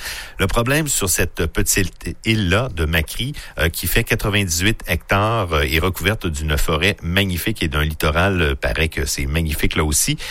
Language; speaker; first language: French; native; French